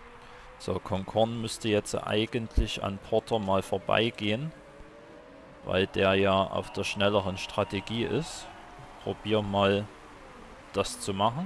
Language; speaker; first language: German; native; German